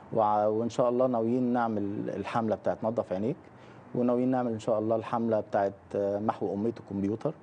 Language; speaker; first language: Arabic; native; Arabic